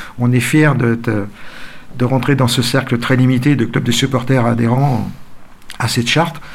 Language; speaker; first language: French; native; French